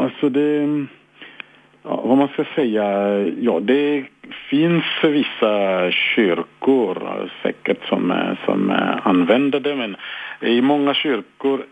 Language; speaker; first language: Swedish; non-native, fluent; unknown